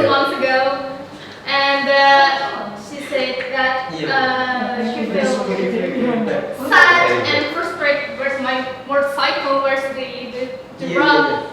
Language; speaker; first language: English; non-native, learner; Indonesian